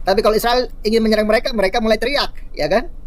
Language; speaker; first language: Indonesian; native; Indonesian